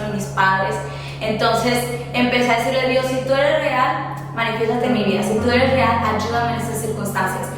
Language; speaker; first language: Spanish; early bilingual, other home language; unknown